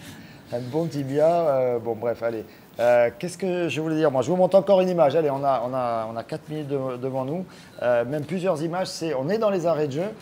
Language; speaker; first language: French; native; French